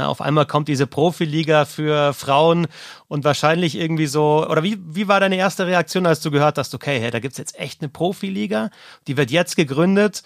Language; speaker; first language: German; native; German